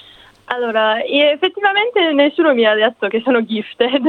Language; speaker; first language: Italian; non-native, fluent; English